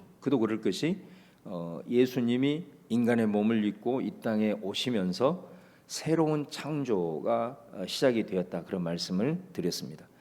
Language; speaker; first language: Korean; native; Korean